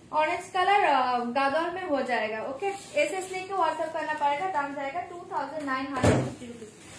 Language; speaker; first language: Hindi; non-native, local second language; Bangla